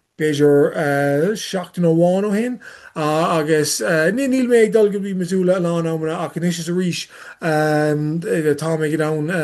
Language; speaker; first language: Irish; non-native, learner; English